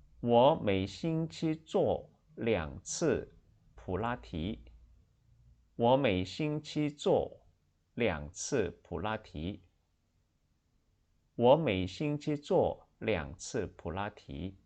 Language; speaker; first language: Chinese; non-native, fluent; Korean